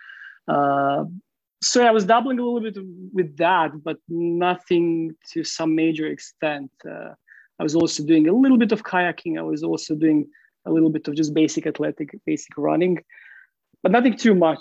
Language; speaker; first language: English; non-native, fluent; Croatian